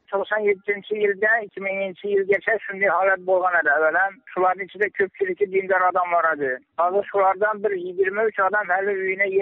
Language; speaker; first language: Uzbek; native; Uzbek